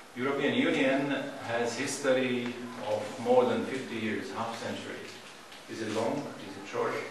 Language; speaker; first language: English; non-native, fluent; Slovak